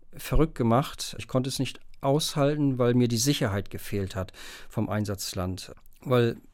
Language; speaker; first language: German; native; German